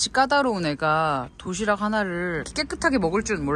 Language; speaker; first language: Korean; native; Korean